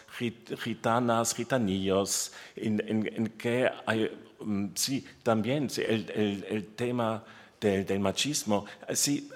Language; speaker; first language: Spanish; non-native, learner; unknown